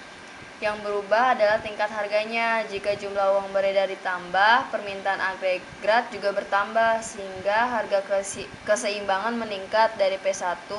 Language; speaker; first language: Indonesian; native; Indonesian